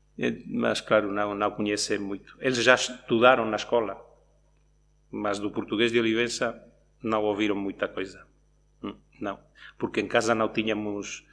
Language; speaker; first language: Portuguese; non-native, local second language; Spanish